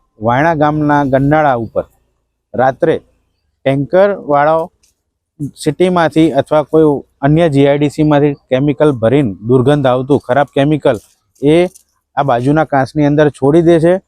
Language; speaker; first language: Gujarati; native; Gujarati